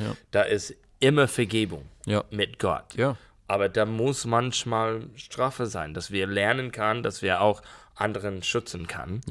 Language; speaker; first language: German; non-native, learner; English